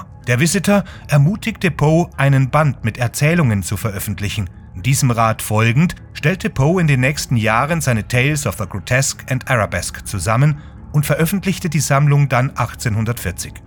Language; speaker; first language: German; native; German